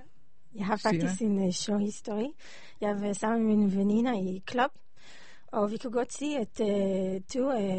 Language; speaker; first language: Danish; non-native, learner; Hebrew